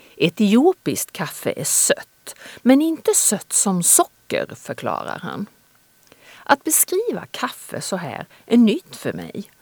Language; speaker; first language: Swedish; native; Swedish